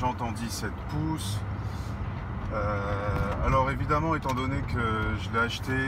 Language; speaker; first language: French; native; French